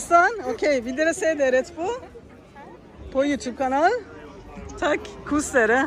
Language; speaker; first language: Norwegian; non-native, learner; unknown